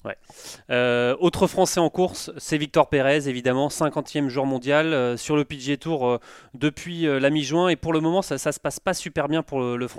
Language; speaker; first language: French; native; French